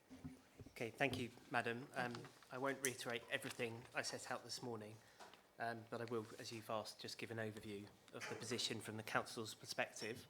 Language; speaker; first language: English; native; English